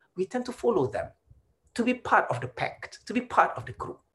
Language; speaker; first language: English; non-native, local second language; Malay